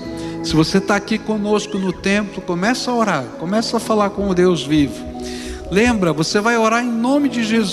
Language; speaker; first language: Portuguese; native; Portuguese